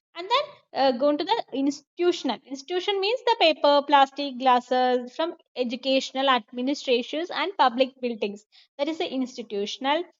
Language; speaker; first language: English; non-native, local second language; Malayalam